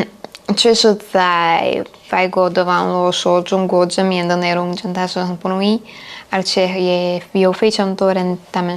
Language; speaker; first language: Chinese; non-native, fluent; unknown